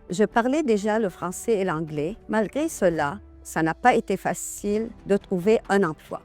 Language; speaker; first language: French; non-native, local second language; Arabic